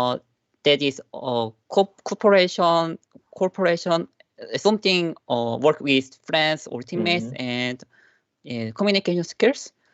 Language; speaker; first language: English; non-native, learner; Korean